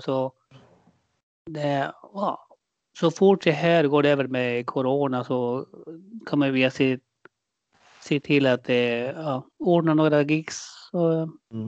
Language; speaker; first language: Swedish; non-native, fluent; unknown